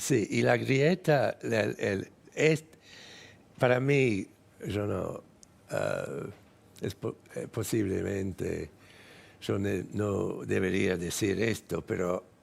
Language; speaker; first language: Spanish; non-native, fluent; English